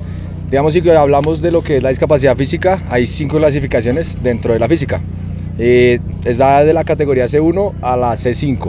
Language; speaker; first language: Spanish; native; Spanish